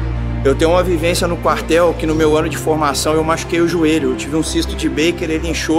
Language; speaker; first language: Portuguese; native; Portuguese